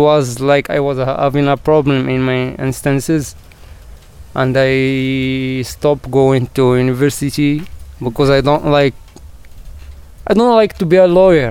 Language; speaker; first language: English; non-native, learner; Arabic